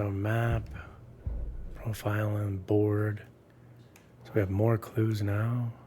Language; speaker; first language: English; native; English